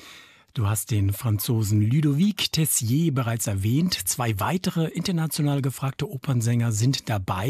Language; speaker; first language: German; native; German